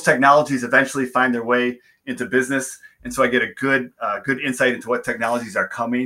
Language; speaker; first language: English; native; English